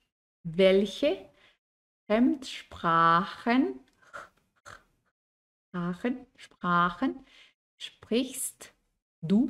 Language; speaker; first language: German; non-native, fluent; Spanish